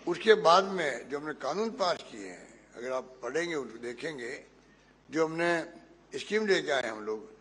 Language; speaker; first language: Hindi; native; Hindi